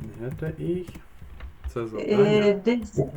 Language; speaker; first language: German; non-native, fluent; Ukrainian